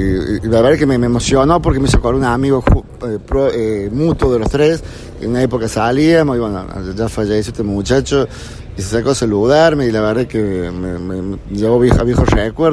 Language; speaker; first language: Spanish; native; Spanish